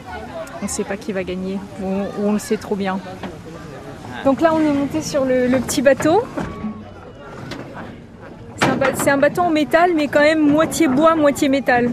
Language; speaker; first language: French; native; French